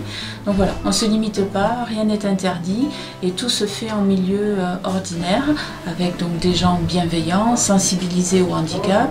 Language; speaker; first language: French; native; French